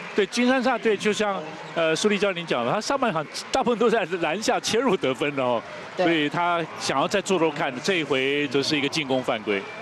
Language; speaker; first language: Chinese; native; Chinese